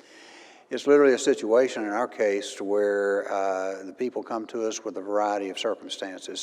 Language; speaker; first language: English; native; English